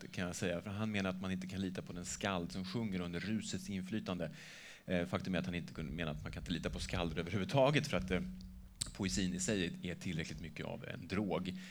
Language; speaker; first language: Swedish; native; Swedish